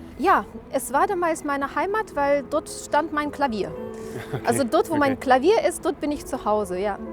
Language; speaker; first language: German; non-native, fluent; Russian